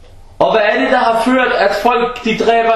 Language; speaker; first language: Danish; non-native, fluent; Arabic